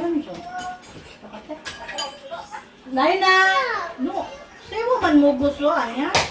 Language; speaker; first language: Korean; non-native, learner; Filipino